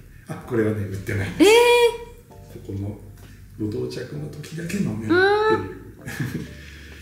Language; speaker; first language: Japanese; native; Japanese